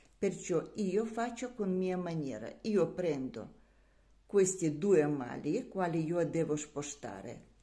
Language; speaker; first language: Italian; non-native, learner; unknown